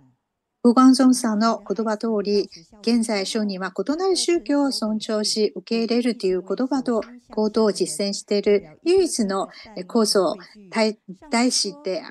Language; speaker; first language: Japanese; non-native, fluent; Chinese